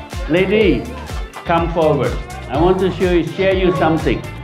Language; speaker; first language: English; non-native, fluent; Indonesian